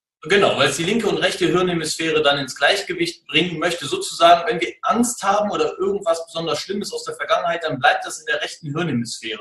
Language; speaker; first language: German; native; German